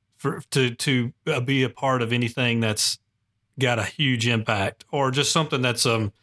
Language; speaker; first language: English; native; English